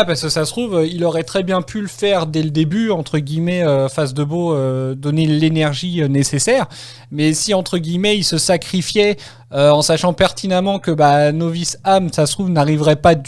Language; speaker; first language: French; native; French